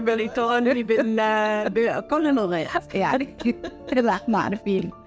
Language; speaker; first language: Arabic; non-native, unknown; Italian